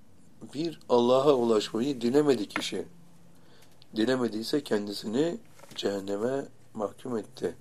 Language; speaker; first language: Turkish; native; Turkish